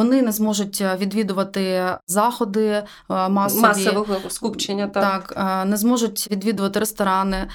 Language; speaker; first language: Ukrainian; native; Ukrainian